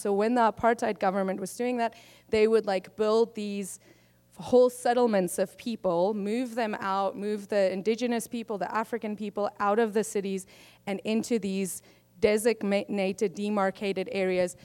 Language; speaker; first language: English; non-native, local second language; Afrikaans